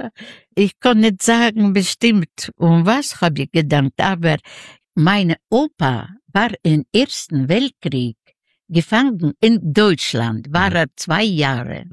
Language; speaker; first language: German; non-native, learner; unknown